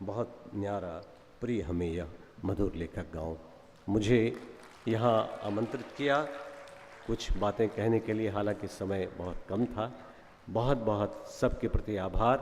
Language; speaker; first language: Hindi; native; Hindi